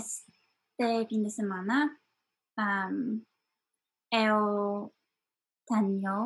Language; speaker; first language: Portuguese; non-native, learner; English